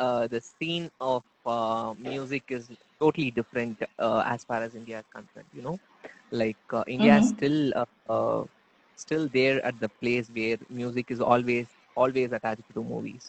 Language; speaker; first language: English; non-native, local second language; Tamil